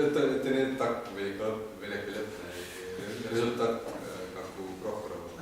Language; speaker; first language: Russian; non-native, learner; Estonian